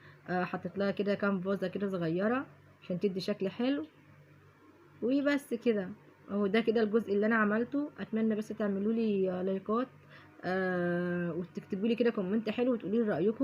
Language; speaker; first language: Arabic; native; Arabic